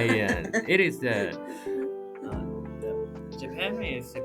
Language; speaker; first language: English; non-native, learner; Japanese